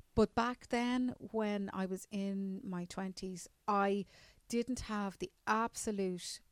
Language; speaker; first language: English; native; English